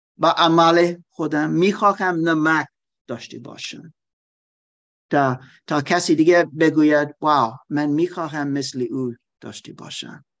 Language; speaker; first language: Persian; non-native, learner; German